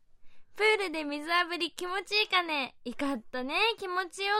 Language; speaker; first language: Japanese; native; Japanese